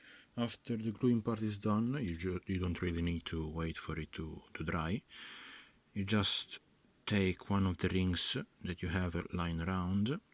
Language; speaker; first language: English; non-native, fluent; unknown